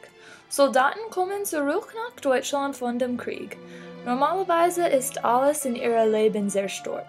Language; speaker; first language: German; non-native, learner; English